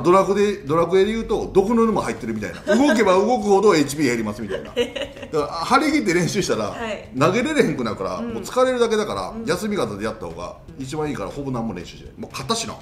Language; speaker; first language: Japanese; native; Japanese